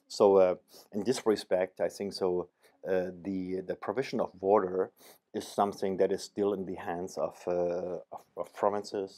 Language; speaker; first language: English; non-native, fluent; German